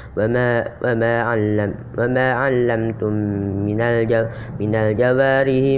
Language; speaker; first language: Arabic; non-native, learner; Indonesian